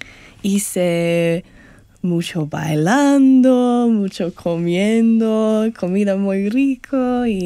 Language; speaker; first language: Spanish; non-native, learner; English